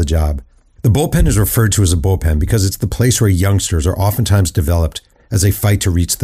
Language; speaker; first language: English; native; English